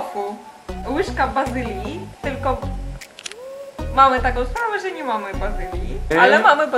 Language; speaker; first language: Polish; non-native, fluent; Ukrainian